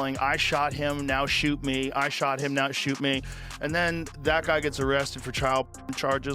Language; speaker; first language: English; native; English